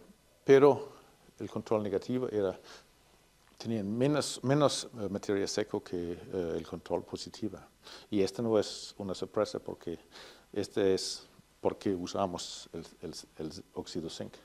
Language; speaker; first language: Spanish; non-native, fluent; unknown